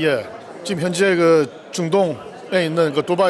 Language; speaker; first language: Korean; native; Korean